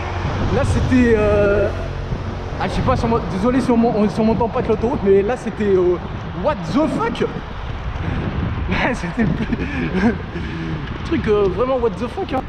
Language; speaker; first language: French; native; French